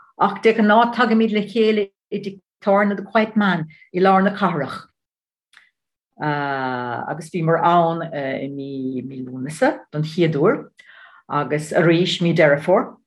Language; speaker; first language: Irish; non-native, learner; Dutch